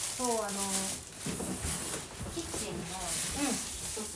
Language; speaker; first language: Japanese; native; Japanese